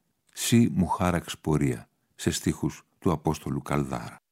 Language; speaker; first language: Greek; native; Greek